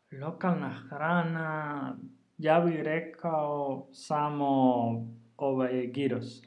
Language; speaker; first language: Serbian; non-native, learner; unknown